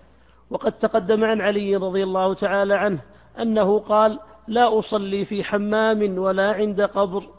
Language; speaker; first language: Arabic; native; Arabic